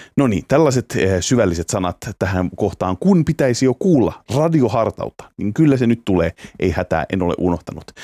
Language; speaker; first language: Finnish; native; Finnish